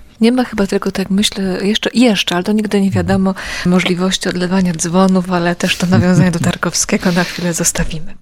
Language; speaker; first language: Polish; native; Polish